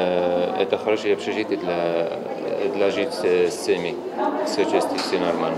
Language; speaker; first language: Russian; non-native, learner; Arabic